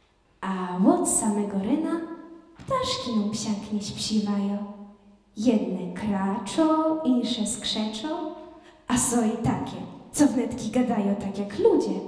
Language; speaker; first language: Polish; native; Polish